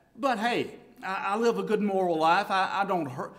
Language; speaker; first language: English; native; English